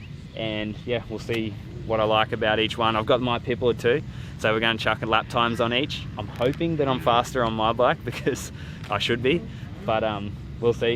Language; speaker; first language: English; native; English